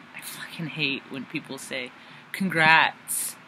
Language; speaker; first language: English; native; English